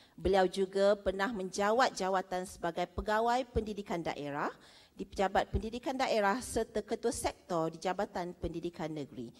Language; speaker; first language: Malay; native; Malay